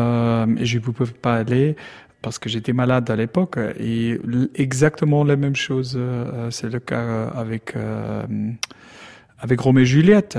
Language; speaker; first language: French; non-native, learner; German